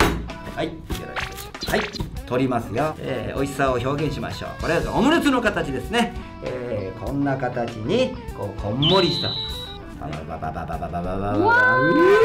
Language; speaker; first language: Japanese; native; Japanese